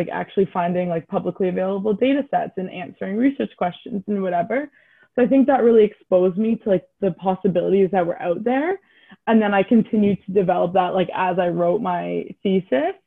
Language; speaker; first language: English; native; English